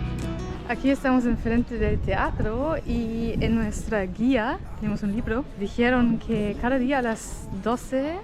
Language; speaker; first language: Spanish; non-native, fluent; German